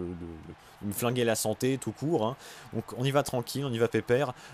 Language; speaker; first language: French; native; French